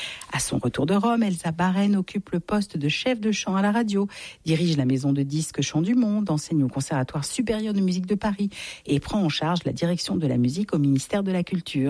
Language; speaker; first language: French; native; French